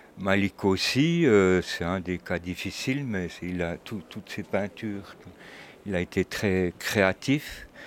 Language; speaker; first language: French; native; French